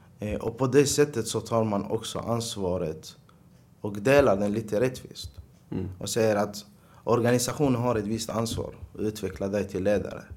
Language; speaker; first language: Swedish; early bilingual, other home language; Arabic